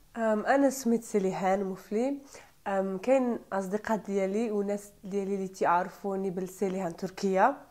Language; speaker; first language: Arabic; non-native, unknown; Turkish